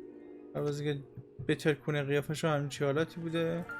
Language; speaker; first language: Persian; native; Persian